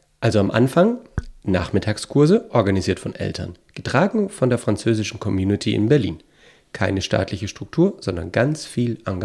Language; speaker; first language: German; native; German